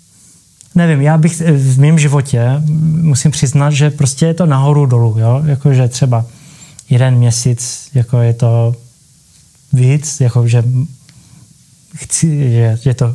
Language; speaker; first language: Czech; early bilingual, heritage; Czech